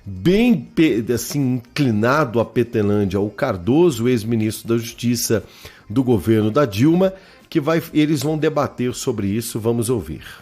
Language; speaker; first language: Portuguese; native; Portuguese